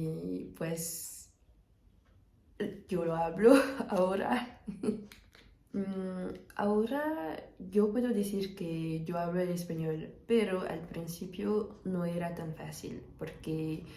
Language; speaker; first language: Spanish; non-native, fluent; French